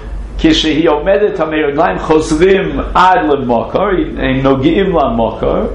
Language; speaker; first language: Hebrew; non-native, fluent; English